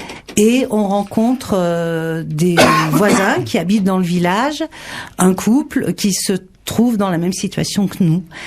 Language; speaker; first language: French; native; French